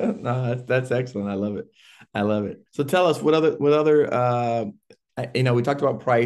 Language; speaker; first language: English; native; English